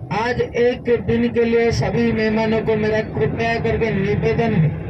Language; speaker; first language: Hindi; non-native, local second language; Odia